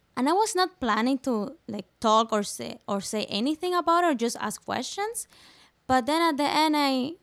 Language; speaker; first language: English; non-native, fluent; Spanish